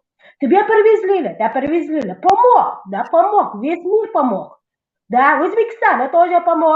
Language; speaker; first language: Russian; non-native, local second language; Tajik